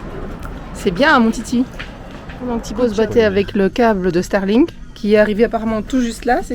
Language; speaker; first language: French; native; French